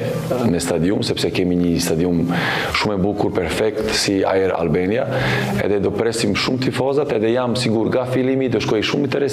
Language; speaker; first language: Albanian; non-native, learner; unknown